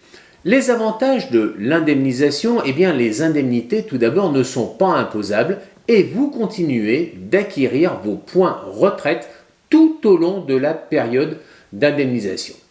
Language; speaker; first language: French; native; French